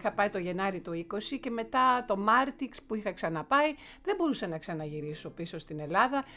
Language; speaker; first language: Greek; early bilingual, heritage; Greek